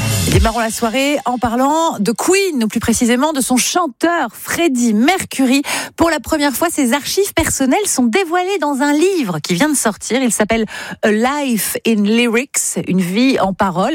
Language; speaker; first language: French; native; French